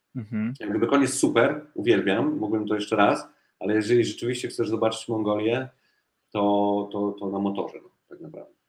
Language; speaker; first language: Polish; native; Polish